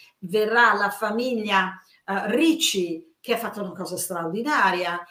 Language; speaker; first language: Italian; non-native, fluent; English